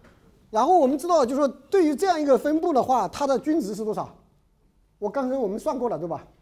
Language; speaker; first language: Chinese; native; Chinese